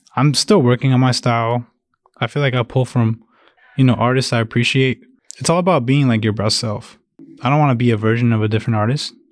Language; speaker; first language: English; early bilingual, other home language; Spanish